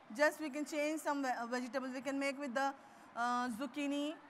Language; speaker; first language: English; non-native, local second language; Urdu